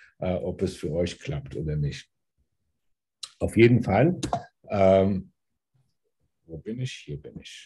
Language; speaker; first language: German; early bilingual, heritage; German